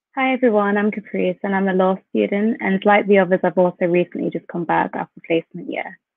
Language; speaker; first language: English; native; English